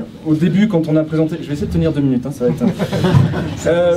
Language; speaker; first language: French; native; French